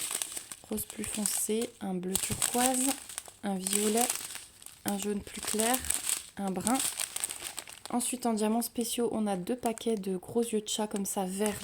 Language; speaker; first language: French; native; French